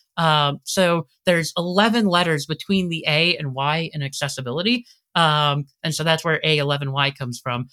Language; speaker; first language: English; native; English